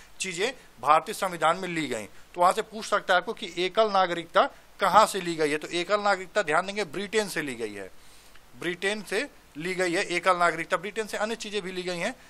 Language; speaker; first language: Hindi; native; Hindi